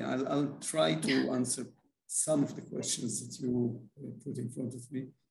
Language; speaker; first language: English; non-native, fluent; Hebrew